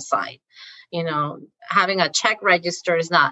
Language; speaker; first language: English; non-native, fluent; Spanish